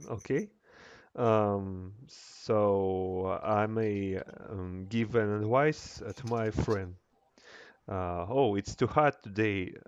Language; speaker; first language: English; non-native, learner; Russian